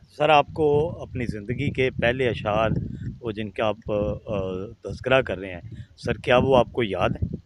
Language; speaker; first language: Urdu; non-native, local second language; Punjabi